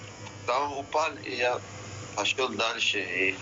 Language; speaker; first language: Russian; non-native, learner; Persian